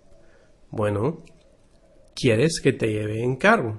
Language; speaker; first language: Spanish; non-native, fluent; French